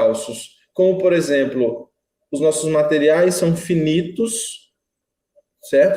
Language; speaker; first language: Portuguese; native; Portuguese